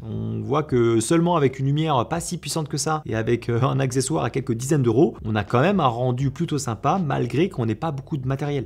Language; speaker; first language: French; native; French